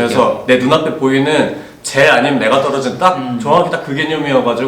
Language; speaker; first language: Korean; native; Korean